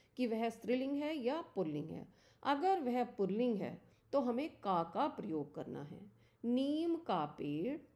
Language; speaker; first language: Hindi; native; Hindi